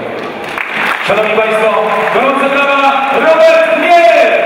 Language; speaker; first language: Polish; native; Polish